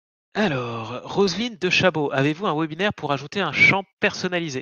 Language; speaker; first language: French; native; French